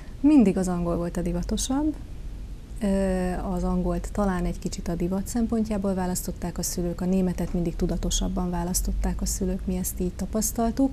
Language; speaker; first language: Hungarian; native; Hungarian